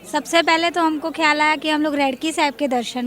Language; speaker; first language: Hindi; non-native, local second language; Sindhi